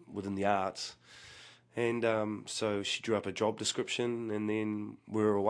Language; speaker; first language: English; native; English